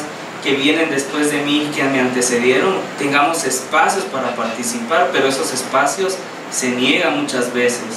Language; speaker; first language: Spanish; native; Spanish